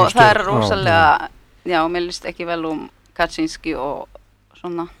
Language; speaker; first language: Icelandic; early bilingual, heritage; Polish